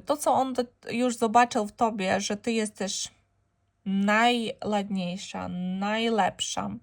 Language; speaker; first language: Polish; non-native, fluent; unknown